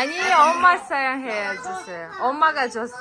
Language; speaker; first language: Korean; non-native, learner; Kazakh